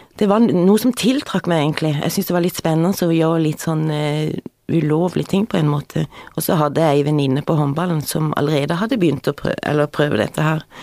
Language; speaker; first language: Norwegian; native; Norwegian